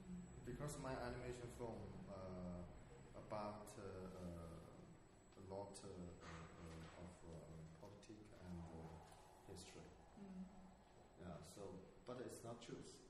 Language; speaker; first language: English; non-native, learner; Chinese